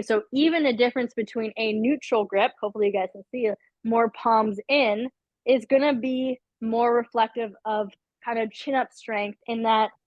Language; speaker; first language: English; native; English